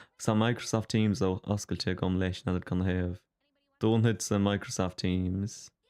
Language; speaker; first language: Irish; native; Irish